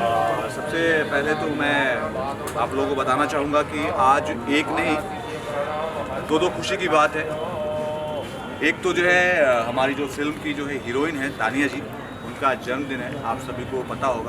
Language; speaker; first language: Hindi; native; Hindi